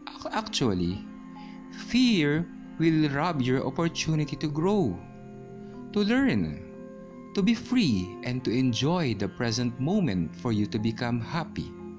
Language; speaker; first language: English; non-native, local second language; Filipino